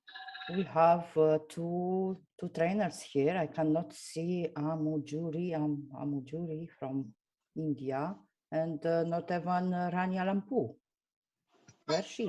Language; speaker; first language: English; non-native, fluent; Romanian